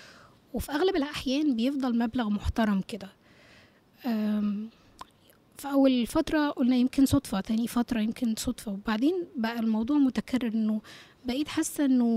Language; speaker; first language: Arabic; native; Arabic